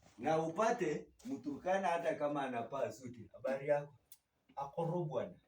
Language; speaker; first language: Swahili; non-native, local second language; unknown